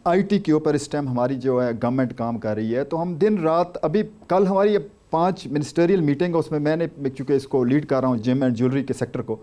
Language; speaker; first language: Urdu; non-native, local second language; Saraiki